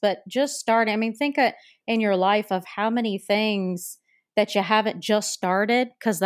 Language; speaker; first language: English; native; English